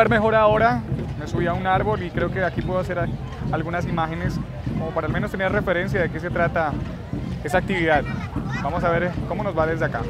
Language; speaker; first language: Spanish; native; Spanish